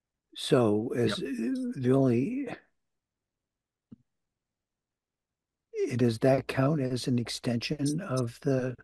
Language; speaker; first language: English; native; English